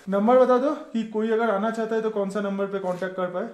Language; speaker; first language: Hindi; non-native, local second language; Bangla